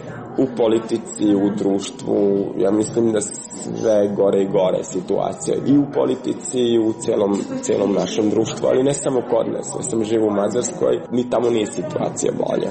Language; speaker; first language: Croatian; non-native, local second language; Hungarian